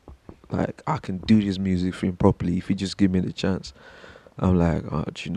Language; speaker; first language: English; non-native, local second language; Yoruba